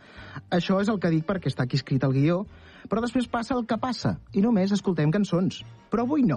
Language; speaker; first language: Catalan; native; Catalan